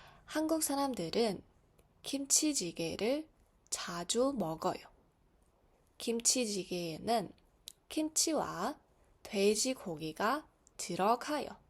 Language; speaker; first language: Korean; non-native, fluent; Mongolian